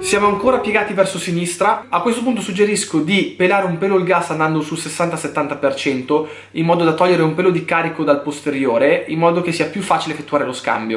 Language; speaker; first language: Italian; native; Italian